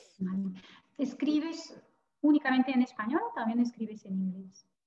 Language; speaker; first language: Spanish; non-native, fluent; French